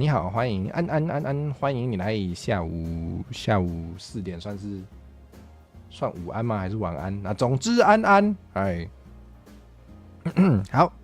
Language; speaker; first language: Chinese; native; Chinese